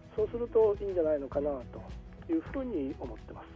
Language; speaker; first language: Japanese; native; Japanese